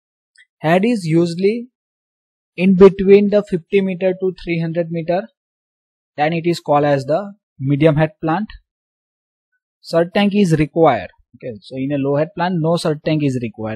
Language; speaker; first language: English; non-native, local second language; Gujarati